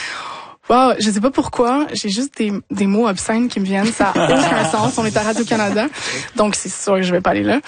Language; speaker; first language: French; native; French